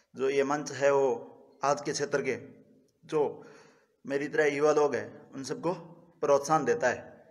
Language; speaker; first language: Hindi; native; Hindi